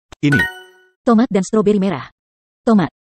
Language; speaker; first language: Indonesian; non-native, learner; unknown